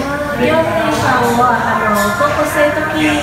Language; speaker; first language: Japanese; non-native, learner; Indonesian